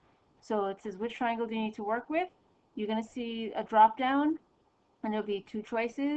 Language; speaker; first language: English; native; English